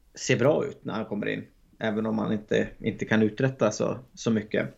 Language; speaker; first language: Swedish; native; Swedish